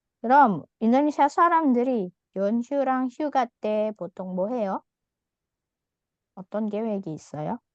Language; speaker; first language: Korean; non-native, fluent; Indonesian